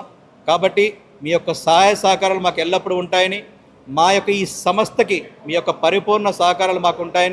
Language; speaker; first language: Telugu; native; Telugu